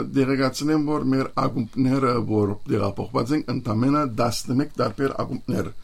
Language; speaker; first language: Armenian; native; Armenian